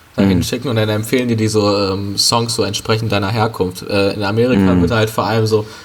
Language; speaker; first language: German; early bilingual, other home language; Turkish